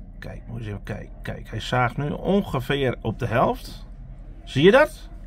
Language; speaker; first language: Dutch; non-native, local second language; Western Frisian